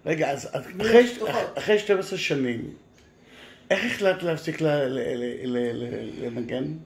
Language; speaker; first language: Hebrew; native; Hebrew